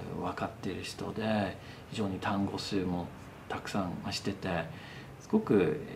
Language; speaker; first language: Japanese; non-native, fluent; English